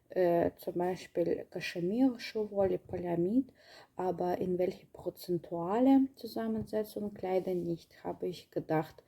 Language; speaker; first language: German; non-native, learner; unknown